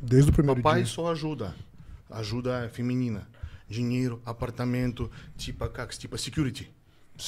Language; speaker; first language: Portuguese; non-native, learner; Russian